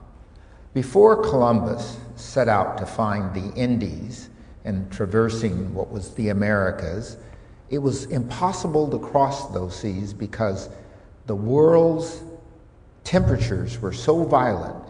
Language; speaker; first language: English; native; English